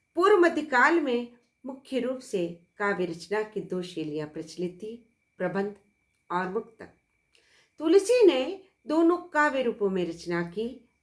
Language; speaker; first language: Hindi; native; Hindi